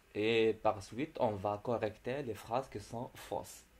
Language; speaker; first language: French; non-native, local second language; Arabic